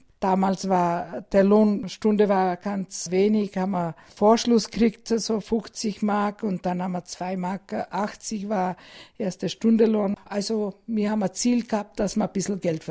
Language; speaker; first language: German; non-native, learner; Macedonian